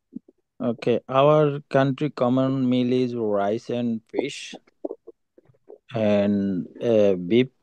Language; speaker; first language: English; non-native, learner; Bangla